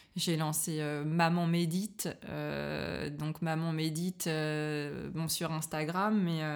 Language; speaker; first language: French; native; French